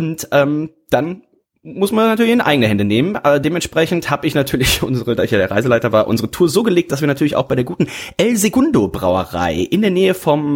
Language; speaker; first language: German; native; German